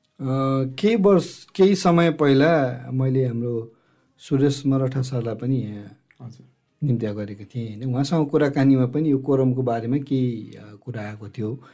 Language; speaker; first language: Nepali; native; Nepali